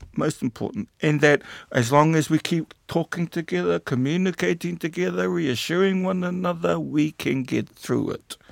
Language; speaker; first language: English; native; English